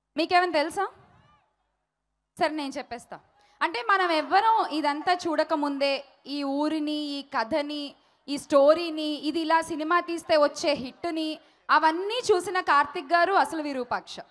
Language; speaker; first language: Telugu; native; Telugu